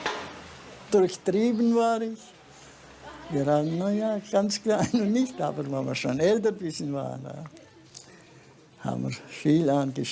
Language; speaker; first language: German; early bilingual, heritage; German